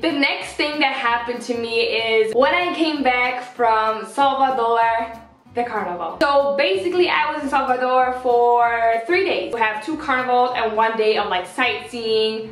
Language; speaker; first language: English; non-native, fluent; Dutch